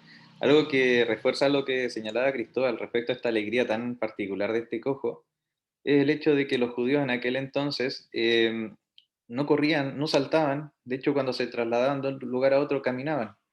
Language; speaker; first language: Spanish; native; Spanish